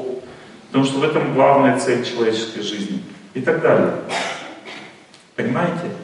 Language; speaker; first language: Russian; native; Russian